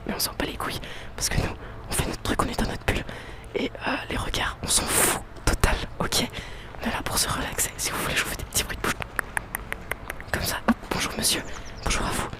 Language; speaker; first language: French; native; French